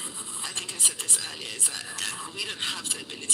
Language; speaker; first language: English; native; English